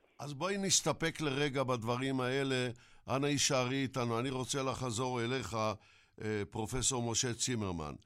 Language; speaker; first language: Hebrew; native; Hebrew